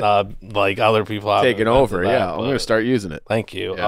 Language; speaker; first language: English; native; English